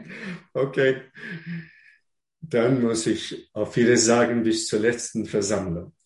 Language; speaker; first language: German; non-native, fluent; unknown